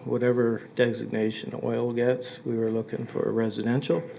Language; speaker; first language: English; native; English